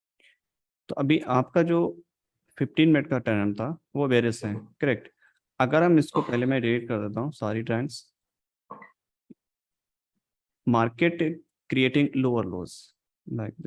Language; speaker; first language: Hindi; native; Hindi